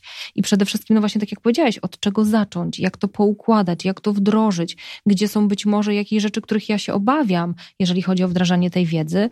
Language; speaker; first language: Polish; native; Polish